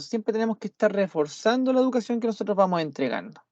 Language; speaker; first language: Spanish; native; Spanish